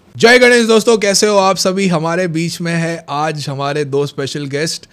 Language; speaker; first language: Hindi; non-native, local second language; Marathi